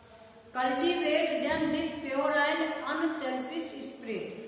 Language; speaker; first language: Hindi; native; Hindi